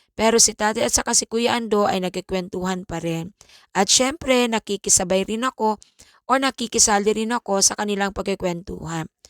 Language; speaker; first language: Filipino; native; Filipino